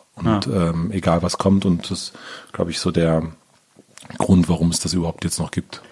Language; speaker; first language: German; native; German